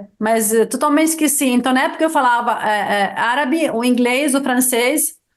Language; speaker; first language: Portuguese; non-native, fluent; Arabic